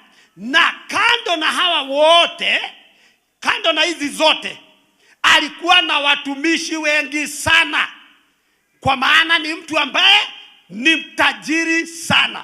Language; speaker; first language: Swahili; non-native, local second language; Kikuyu